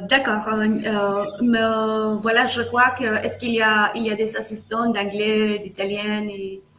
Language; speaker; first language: French; non-native, fluent; Spanish